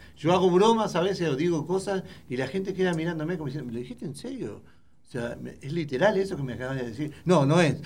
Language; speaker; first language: Spanish; native; Spanish